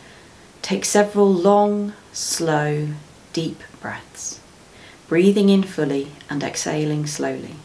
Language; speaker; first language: English; native; English